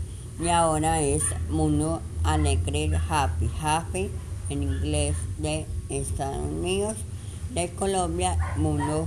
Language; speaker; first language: Spanish; non-native, learner; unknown